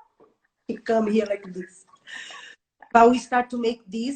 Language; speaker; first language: English; non-native, learner; Portuguese